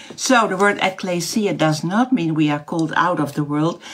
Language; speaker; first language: English; non-native, fluent; Dutch